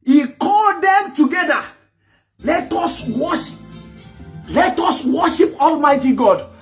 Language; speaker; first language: English; non-native, local second language; Yoruba